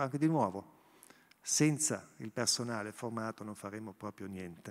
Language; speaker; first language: Italian; non-native, local second language; German